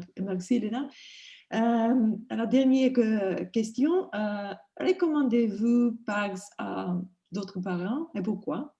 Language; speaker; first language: French; non-native, learner; English